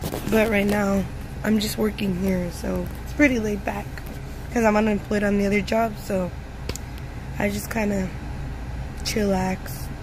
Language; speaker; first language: English; early bilingual, other home language; Spanish